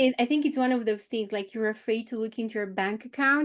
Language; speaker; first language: English; non-native, fluent; Romanian